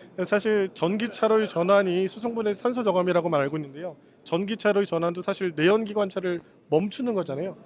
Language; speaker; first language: Korean; native; Korean